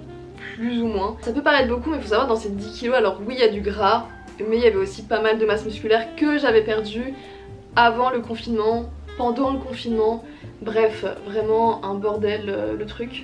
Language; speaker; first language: French; native; French